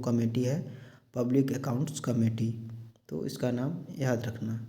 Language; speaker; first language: Hindi; native; Hindi